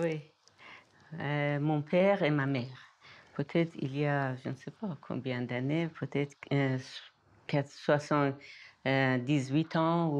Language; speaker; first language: French; non-native, fluent; Persian